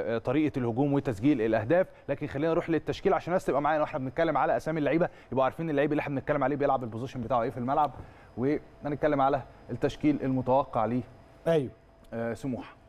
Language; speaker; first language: Arabic; native; Arabic